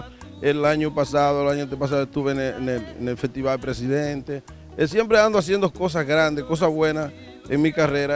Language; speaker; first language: Spanish; native; Spanish